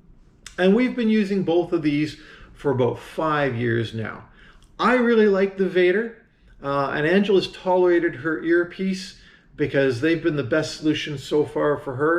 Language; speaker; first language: English; native; English